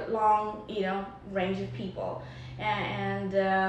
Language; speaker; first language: English; non-native, local second language; Nepali